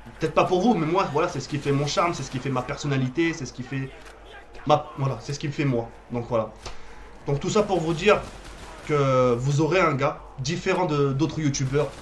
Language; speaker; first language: French; early bilingual, other home language; Arabic